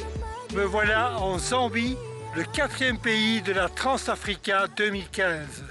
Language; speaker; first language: French; native; French